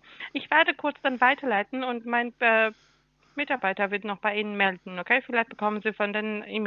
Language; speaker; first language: German; non-native, learner; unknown